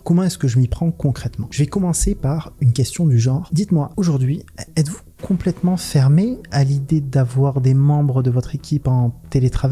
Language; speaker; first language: French; native; French